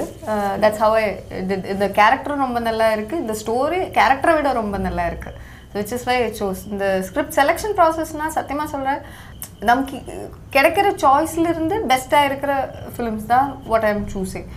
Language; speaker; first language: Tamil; non-native, local second language; Malayalam